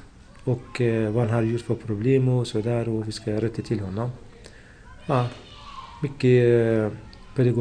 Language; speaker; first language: Swedish; non-native, fluent; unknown